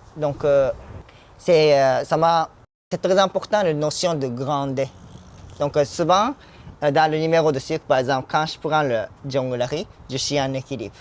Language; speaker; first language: French; non-native, fluent; Japanese